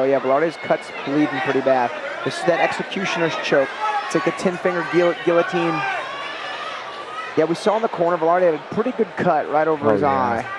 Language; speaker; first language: English; native; English